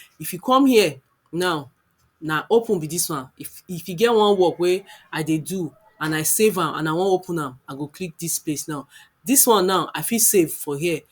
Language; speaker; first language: Nigerian Pidgin; non-native, local second language; Yoruba